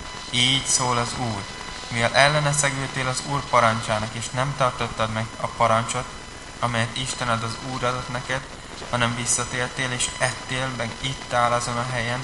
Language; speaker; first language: Hungarian; native; Hungarian